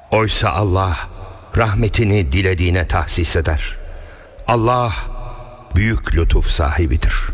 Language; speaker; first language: Turkish; native; Turkish